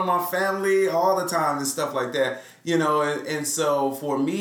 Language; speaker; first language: English; native; English